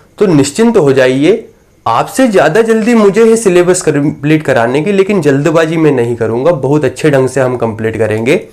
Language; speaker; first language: Hindi; native; Hindi